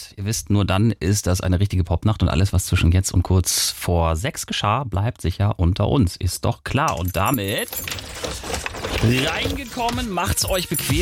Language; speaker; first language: German; native; German